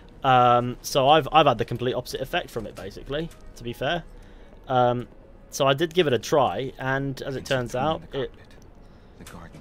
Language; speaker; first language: English; native; English